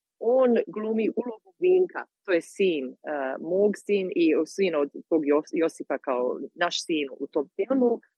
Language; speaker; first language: Croatian; early bilingual, heritage; Croatian